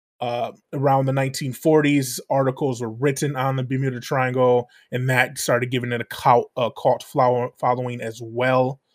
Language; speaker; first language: English; native; English